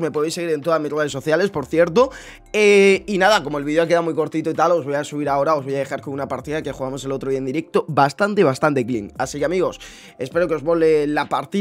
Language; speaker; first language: Spanish; native; Spanish